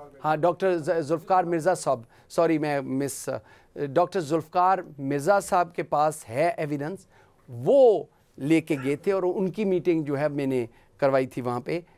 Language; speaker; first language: Urdu; non-native, local second language; Punjabi